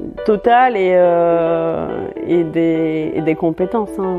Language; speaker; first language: French; native; French